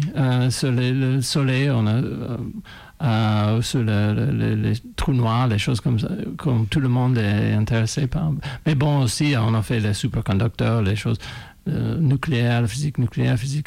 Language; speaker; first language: French; non-native, fluent; English